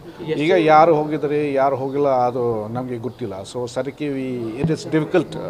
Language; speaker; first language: Kannada; non-native, fluent; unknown